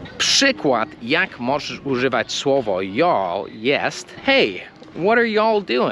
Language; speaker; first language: Polish; non-native, fluent; English